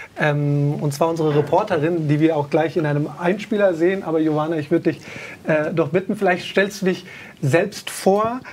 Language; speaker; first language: German; native; German